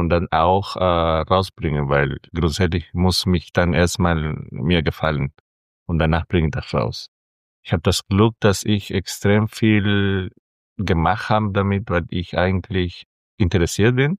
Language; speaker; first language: German; non-native, fluent; Spanish